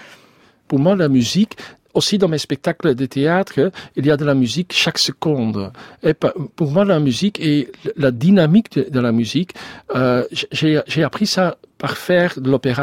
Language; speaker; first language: French; non-native, learner; Dutch